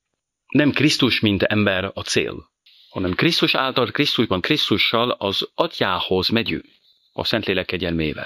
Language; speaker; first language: Hungarian; non-native, fluent; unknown